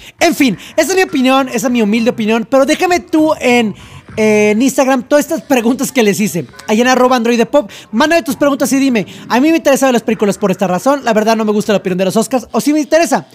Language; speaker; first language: Spanish; native; Spanish